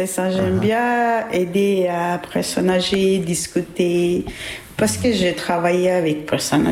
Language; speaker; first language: French; non-native, learner; Albanian